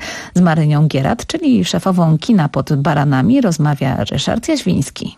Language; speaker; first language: Polish; native; Polish